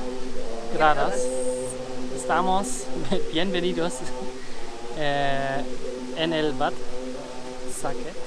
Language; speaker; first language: Spanish; non-native, learner; German